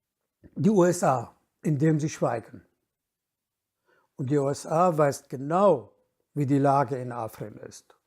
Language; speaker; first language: German; non-native, fluent; Kurdish